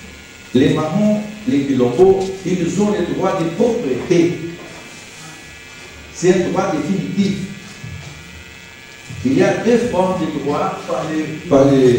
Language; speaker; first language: French; non-native, learner; Portuguese